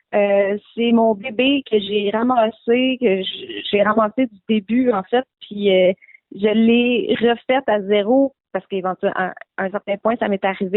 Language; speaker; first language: French; native; French